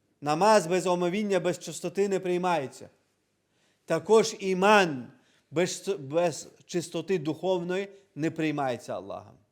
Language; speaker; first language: Ukrainian; non-native, local second language; Crimean Tatar